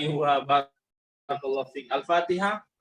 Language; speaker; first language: Arabic; non-native, learner; Indonesian